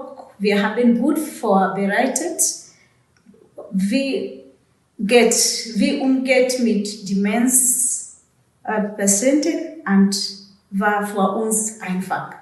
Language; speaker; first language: German; non-native, learner; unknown